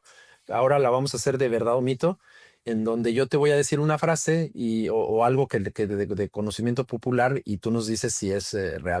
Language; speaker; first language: Spanish; native; Spanish